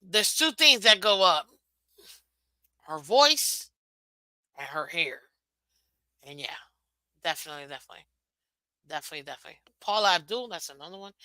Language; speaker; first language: English; native; English